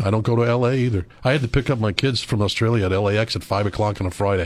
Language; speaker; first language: English; native; English